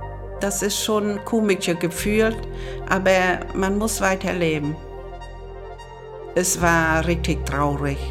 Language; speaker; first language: German; non-native, learner; Vietnamese